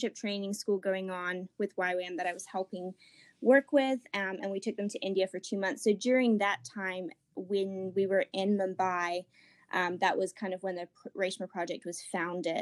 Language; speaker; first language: English; native; English